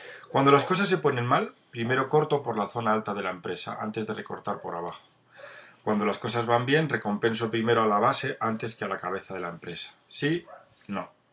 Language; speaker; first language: Spanish; native; Spanish